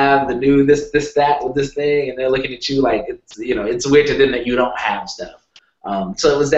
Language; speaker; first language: English; native; English